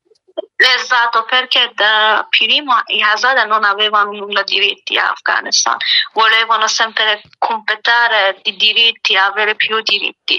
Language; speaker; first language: Italian; non-native, learner; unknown